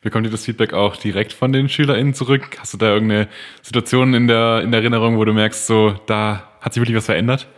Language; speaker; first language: German; native; German